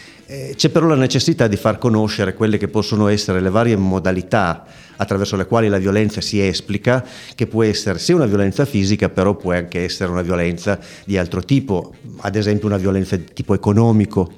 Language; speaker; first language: Italian; native; Italian